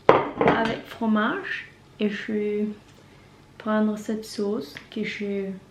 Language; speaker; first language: French; non-native, learner; Norwegian